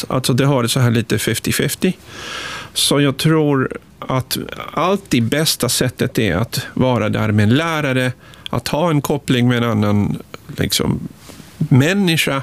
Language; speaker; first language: Swedish; non-native, fluent; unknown